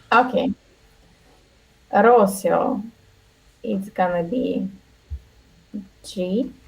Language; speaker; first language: English; non-native, learner; Russian